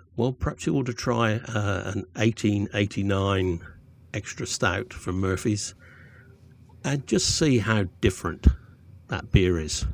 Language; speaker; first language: English; native; English